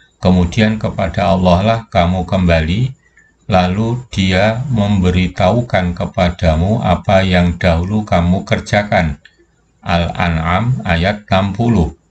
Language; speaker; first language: Indonesian; native; Indonesian